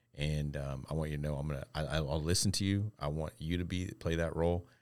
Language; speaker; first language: English; native; English